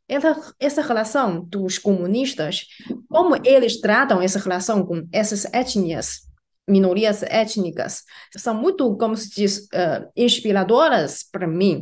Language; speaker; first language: Portuguese; non-native, fluent; Chinese